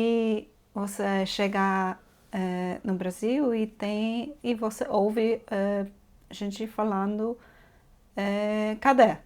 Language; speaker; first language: Portuguese; non-native, learner; Polish